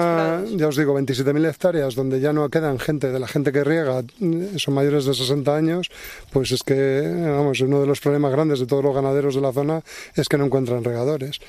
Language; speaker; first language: Spanish; native; Spanish